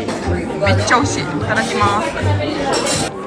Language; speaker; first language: Japanese; native; Japanese